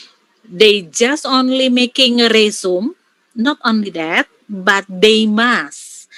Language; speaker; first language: English; non-native, learner; Indonesian